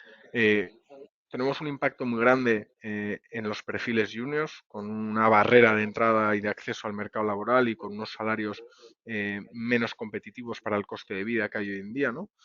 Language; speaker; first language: Spanish; native; Spanish